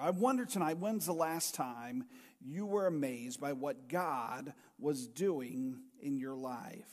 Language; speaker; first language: English; native; English